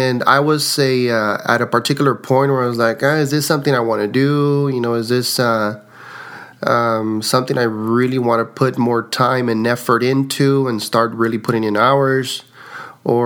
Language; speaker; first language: English; early bilingual, other home language; Spanish